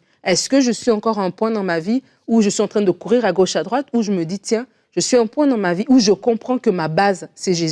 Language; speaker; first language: French; native; French